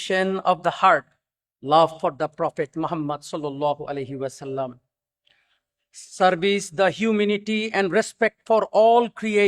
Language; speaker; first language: English; non-native, fluent; Bangla